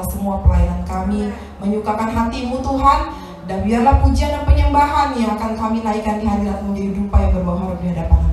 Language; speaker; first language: Indonesian; native; Indonesian